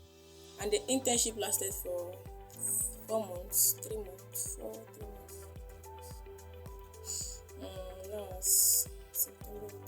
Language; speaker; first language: English; non-native, local second language; Igbo